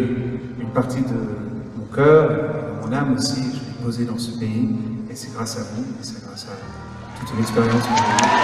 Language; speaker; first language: French; non-native, fluent; English